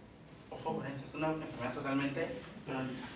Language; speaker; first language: Spanish; native; Spanish